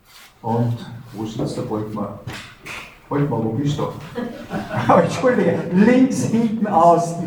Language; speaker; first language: German; native; German